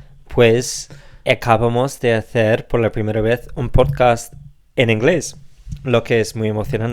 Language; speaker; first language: Spanish; non-native, fluent; English